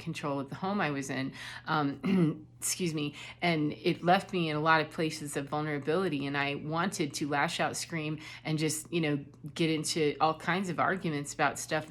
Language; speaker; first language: English; native; English